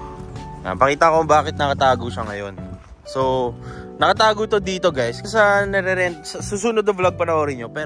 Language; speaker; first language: Filipino; native; Filipino